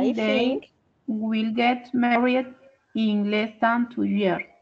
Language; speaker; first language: English; non-native, learner; Spanish